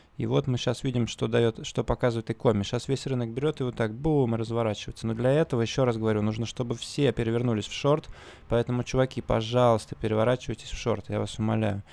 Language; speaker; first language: Russian; native; Russian